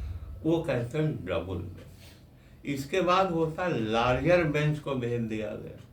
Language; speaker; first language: Hindi; native; Hindi